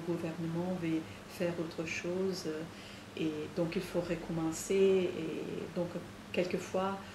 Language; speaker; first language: French; non-native, fluent; Italian